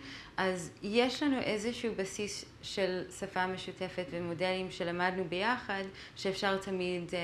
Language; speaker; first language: Hebrew; non-native, fluent; English